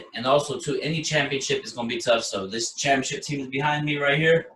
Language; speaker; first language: English; native; English